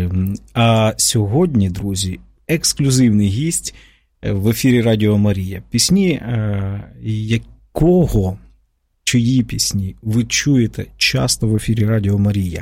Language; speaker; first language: Ukrainian; native; Ukrainian